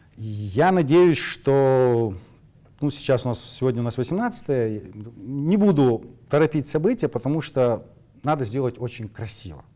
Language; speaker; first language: Russian; non-native, local second language; Ingush